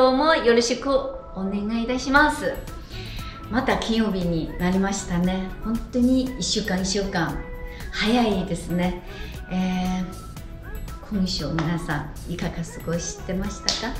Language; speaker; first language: Japanese; non-native, fluent; Chinese